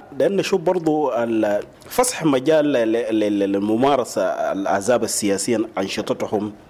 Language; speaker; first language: Arabic; non-native, local second language; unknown